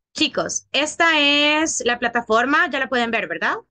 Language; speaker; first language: Spanish; native; Spanish